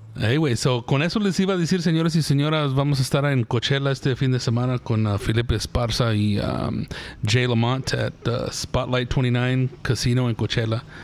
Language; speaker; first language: Spanish; early bilingual, heritage; Spanish